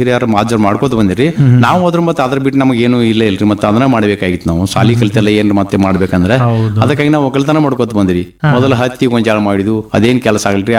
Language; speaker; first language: Kannada; native; Kannada